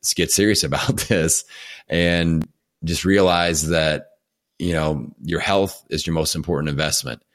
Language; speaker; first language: English; native; English